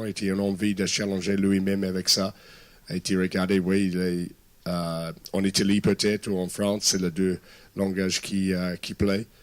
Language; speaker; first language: French; non-native, fluent; English